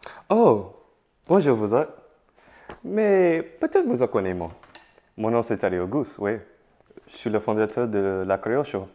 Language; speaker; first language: French; non-native, local second language; English